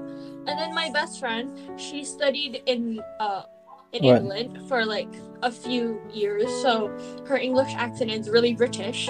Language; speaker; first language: English; non-native, local second language; Cantonese